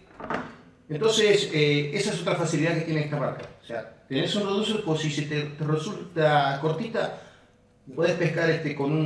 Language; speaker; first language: Spanish; native; Spanish